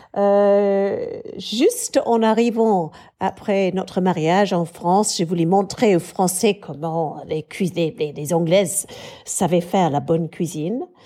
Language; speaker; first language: French; non-native, fluent; English